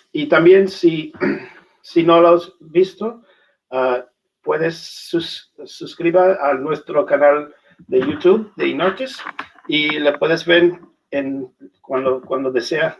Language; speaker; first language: Spanish; non-native, learner; English